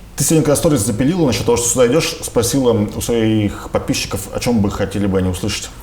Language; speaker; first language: Russian; native; Russian